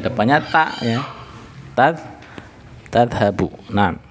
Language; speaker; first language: Indonesian; native; Indonesian